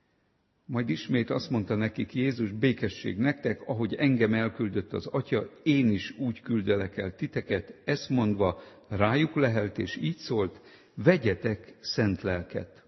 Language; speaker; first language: Hungarian; native; Hungarian